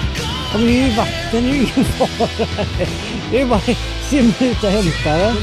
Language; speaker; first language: Swedish; native; Swedish